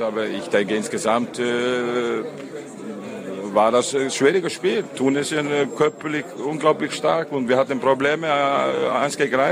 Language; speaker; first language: German; non-native, fluent; Icelandic